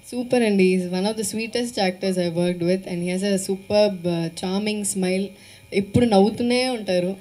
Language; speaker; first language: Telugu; non-native, fluent; Malayalam